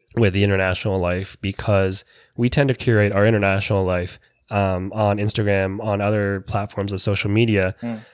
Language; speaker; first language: English; native; English